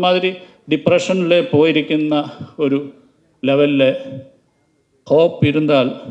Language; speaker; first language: Tamil; non-native, learner; Malayalam